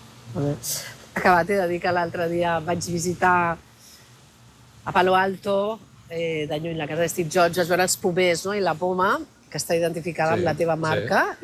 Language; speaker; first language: Catalan; native; Catalan